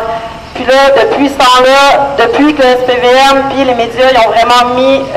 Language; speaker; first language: French; native; French